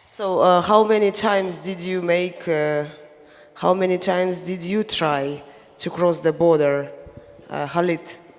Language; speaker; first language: English; non-native, fluent; Slovenian